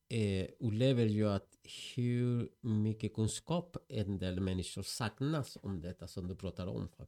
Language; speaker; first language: Swedish; non-native, fluent; Spanish